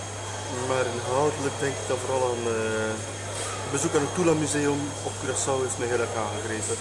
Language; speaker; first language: Dutch; non-native, fluent; French